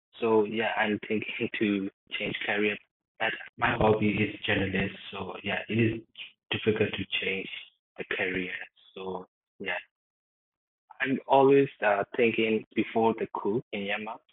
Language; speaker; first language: English; non-native, learner; Burmese